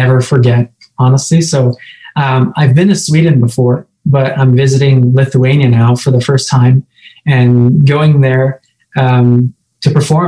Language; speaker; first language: English; native; English